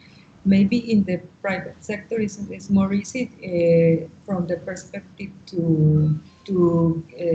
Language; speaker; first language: English; non-native, learner; Spanish